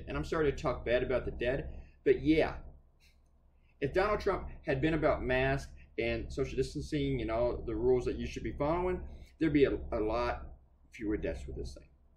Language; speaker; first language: English; native; English